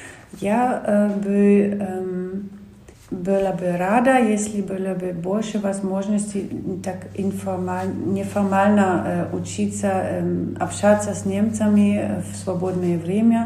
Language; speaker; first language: Russian; non-native, fluent; German